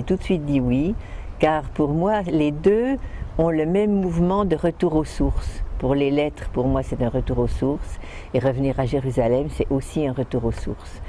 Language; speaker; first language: French; native; French